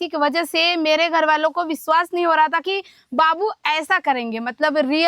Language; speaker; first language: Hindi; non-native, local second language; Marathi